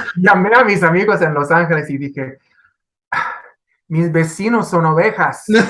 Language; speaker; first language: Spanish; non-native, fluent; English